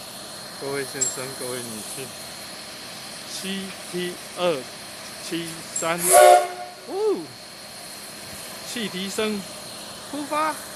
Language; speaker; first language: Chinese; native; Chinese